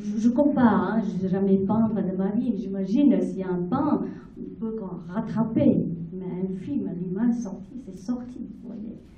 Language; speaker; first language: French; non-native, fluent; Vietnamese